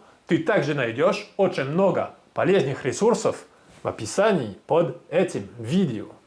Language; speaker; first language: Russian; non-native, fluent; French